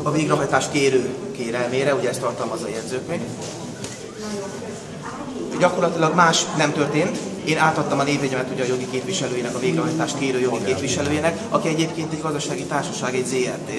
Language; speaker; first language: Hungarian; native; Hungarian